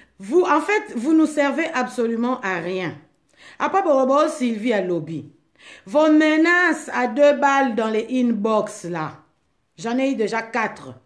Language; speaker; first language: French; non-native, local second language; Lingala